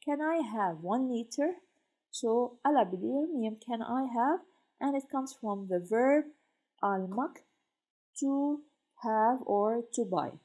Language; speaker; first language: English; non-native, fluent; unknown